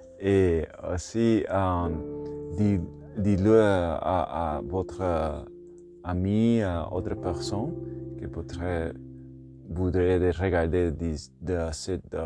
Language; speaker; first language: French; non-native, learner; Spanish